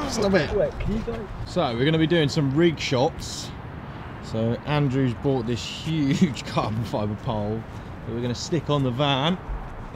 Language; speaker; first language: English; native; English